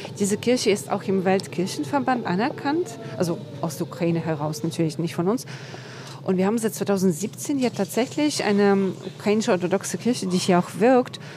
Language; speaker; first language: German; non-native, fluent; Ukrainian